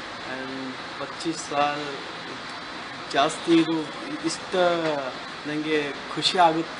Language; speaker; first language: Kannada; non-native, learner; Hindi